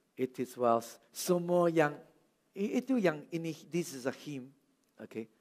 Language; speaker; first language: Malay; non-native, local second language; Chinese